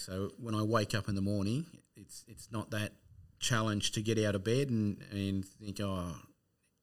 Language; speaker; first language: English; native; English